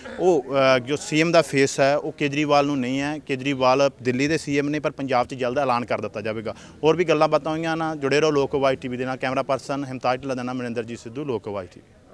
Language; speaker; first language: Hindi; non-native, local second language; Punjabi